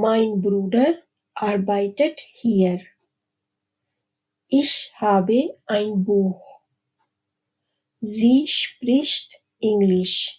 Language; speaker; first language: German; non-native, fluent; Urdu